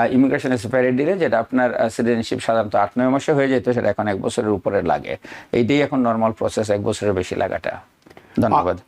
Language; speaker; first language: Bangla; native; Bangla